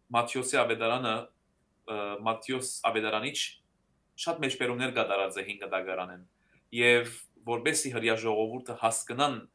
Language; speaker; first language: Armenian; early bilingual, heritage; Armenian